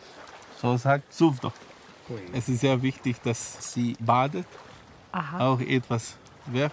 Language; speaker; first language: German; non-native, fluent; Serbian